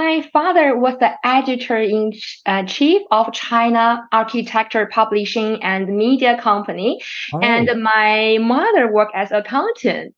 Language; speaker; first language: English; non-native, fluent; Chinese